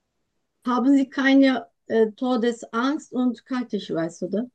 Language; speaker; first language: German; non-native, learner; Turkish